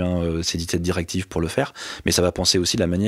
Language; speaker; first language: French; native; French